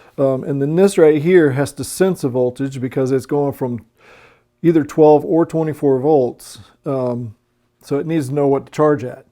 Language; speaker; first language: English; native; English